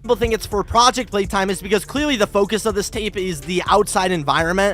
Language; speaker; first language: English; native; English